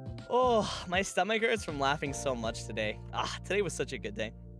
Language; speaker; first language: English; native; English